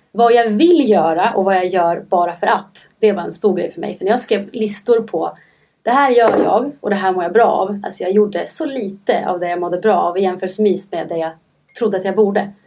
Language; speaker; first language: Swedish; native; Swedish